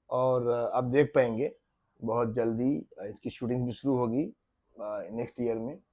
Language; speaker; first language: Hindi; native; Hindi